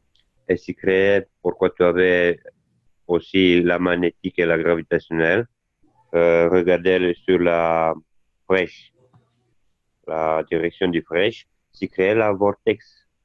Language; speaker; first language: French; non-native, learner; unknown